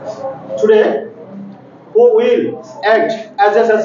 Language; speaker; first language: English; non-native, learner; Bangla